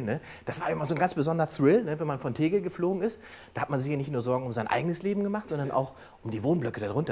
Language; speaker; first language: German; native; German